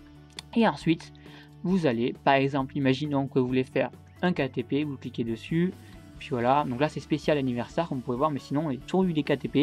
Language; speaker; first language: French; native; French